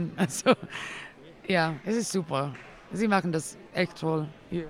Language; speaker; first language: German; non-native, learner; English